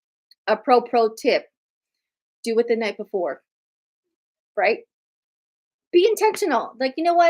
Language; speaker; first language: English; native; English